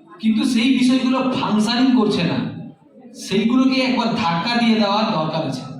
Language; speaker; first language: Bangla; native; Bangla